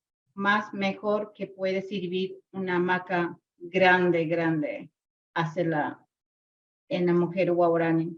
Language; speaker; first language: Spanish; non-native, local second language; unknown